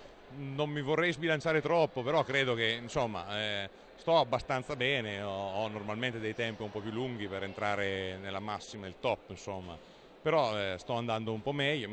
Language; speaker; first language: Italian; native; Italian